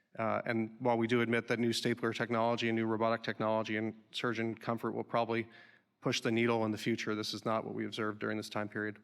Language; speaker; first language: English; native; English